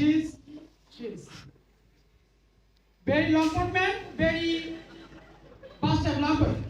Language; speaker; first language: English; non-native, learner; Bangla